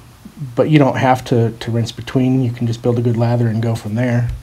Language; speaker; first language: English; native; English